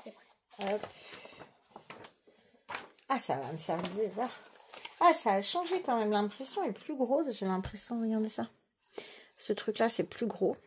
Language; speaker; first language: French; native; French